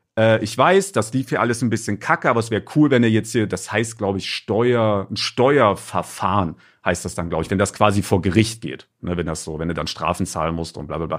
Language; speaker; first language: German; native; German